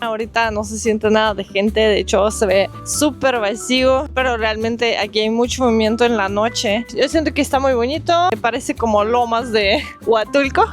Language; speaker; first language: Spanish; non-native, fluent; Russian